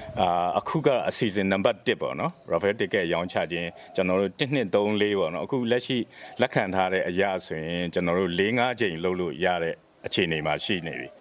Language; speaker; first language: Burmese; native; Burmese